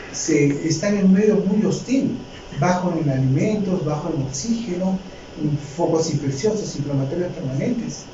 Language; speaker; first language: Spanish; native; Spanish